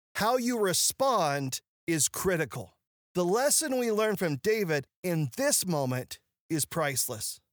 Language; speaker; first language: English; native; English